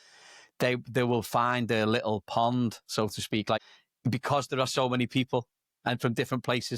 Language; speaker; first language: English; native; English